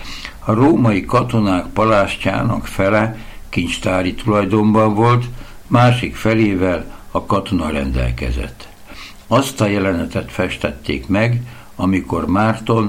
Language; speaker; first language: Hungarian; native; Hungarian